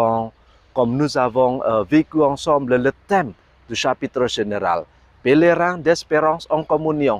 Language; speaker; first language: French; non-native, fluent; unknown